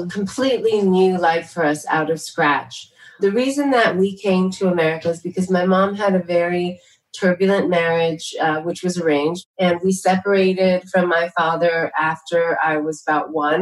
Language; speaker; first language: English; early bilingual, other home language; Tamil